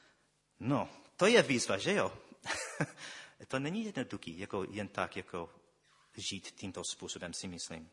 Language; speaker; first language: Czech; non-native, fluent; English